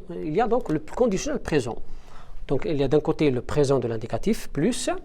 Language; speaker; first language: French; non-native, local second language; Arabic